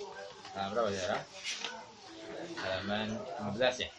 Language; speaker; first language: Arabic; non-native, fluent; Indonesian